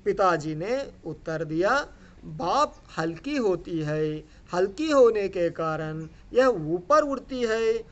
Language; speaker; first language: Hindi; non-native, local second language; Telugu